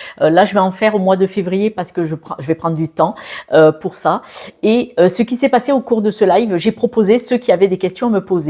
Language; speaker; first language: French; native; French